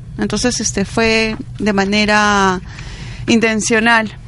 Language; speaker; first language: Spanish; native; Spanish